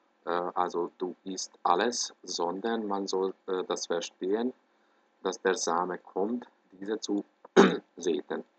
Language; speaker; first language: German; non-native, fluent; Hungarian